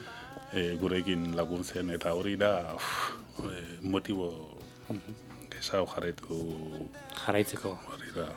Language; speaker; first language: Basque; non-native, learner; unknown